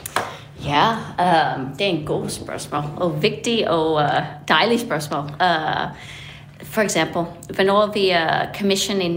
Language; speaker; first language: Danish; non-native, fluent; English